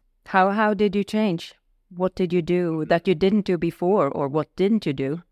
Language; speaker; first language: English; non-native, fluent; Swedish